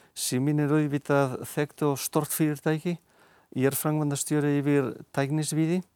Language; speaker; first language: Icelandic; non-native, fluent; Spanish